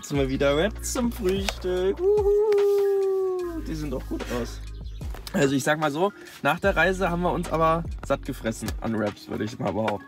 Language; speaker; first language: German; native; German